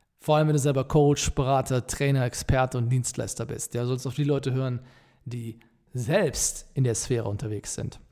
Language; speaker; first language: German; native; German